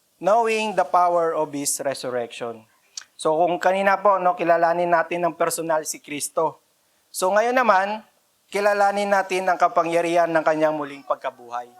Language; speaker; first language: Filipino; non-native, local second language; Cebuano